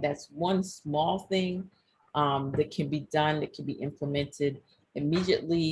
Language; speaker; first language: English; native; English